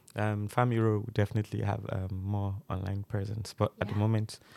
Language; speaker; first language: English; non-native, local second language; Yoruba